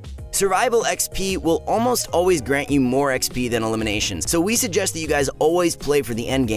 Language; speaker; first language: English; native; English